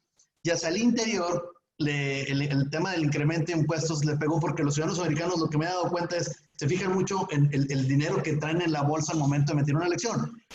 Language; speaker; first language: Spanish; native; Spanish